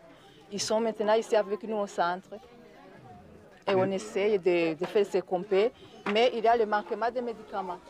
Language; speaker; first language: French; non-native, local second language; Kinyarwanda